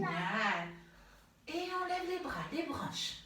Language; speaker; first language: French; native; French